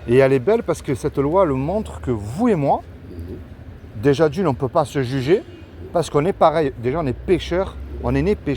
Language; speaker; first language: French; native; French